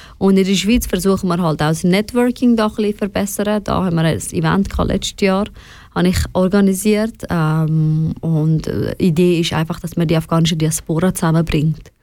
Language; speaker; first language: German; early bilingual, other home language; Persian